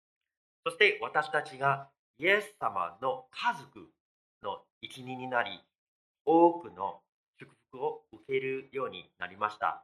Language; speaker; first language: Japanese; non-native, fluent; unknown